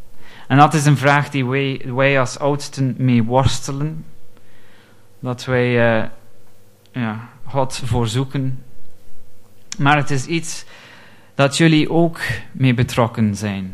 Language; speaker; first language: Dutch; non-native, fluent; English